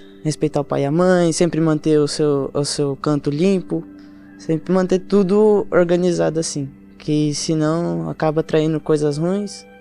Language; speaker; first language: Portuguese; non-native, local second language; Guarani